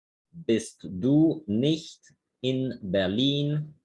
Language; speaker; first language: German; non-native, fluent; Spanish